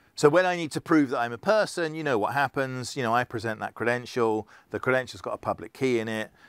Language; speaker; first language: English; native; English